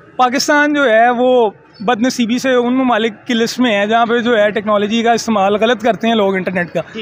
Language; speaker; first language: Hindi; native; Hindi